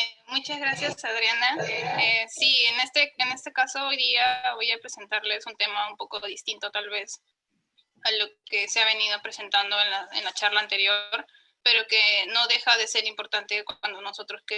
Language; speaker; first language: Spanish; native; Spanish